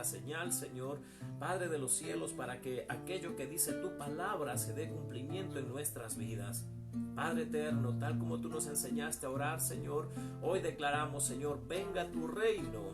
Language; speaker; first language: Spanish; native; Spanish